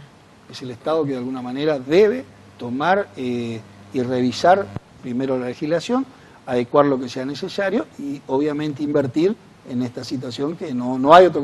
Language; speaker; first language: Spanish; native; Spanish